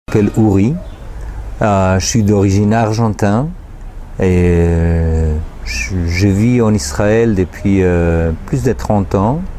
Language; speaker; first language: French; non-native, fluent; Spanish